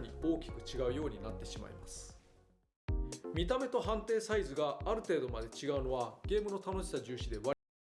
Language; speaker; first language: Japanese; native; Japanese